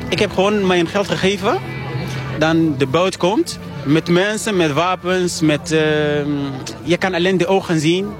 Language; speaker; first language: Dutch; non-native, fluent; Arabic